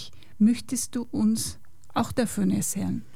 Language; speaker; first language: German; non-native, fluent; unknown